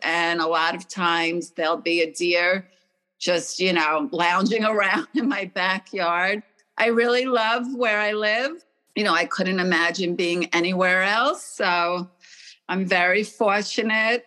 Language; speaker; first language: English; native; English